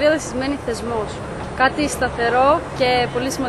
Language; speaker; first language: Greek; early bilingual, other home language; Albanian